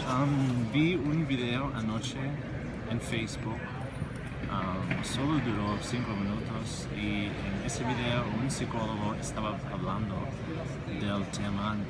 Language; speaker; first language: Spanish; non-native, fluent; English